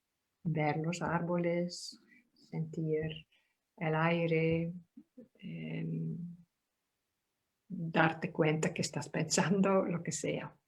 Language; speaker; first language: Spanish; non-native, fluent; Dutch